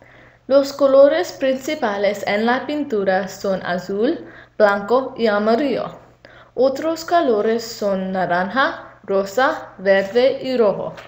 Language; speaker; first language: Spanish; non-native, learner; English